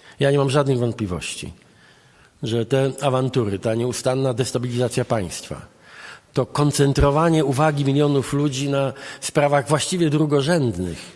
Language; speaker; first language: Polish; native; Polish